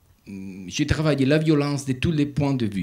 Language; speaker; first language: French; non-native, learner; Spanish